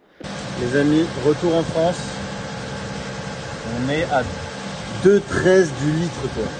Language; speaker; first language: French; native; French